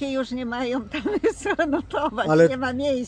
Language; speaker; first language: Polish; early bilingual, heritage; Polish